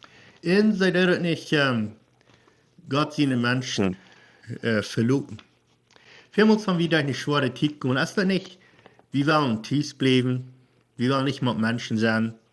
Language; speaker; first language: German; non-native, learner; Plautdietsch